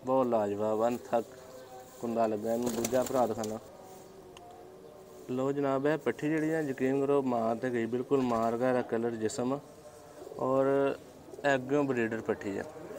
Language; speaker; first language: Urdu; non-native, local second language; Punjabi